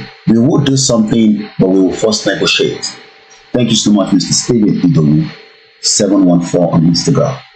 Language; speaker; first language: English; non-native, local second language; Yoruba